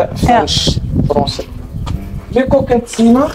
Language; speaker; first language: German; non-native, learner; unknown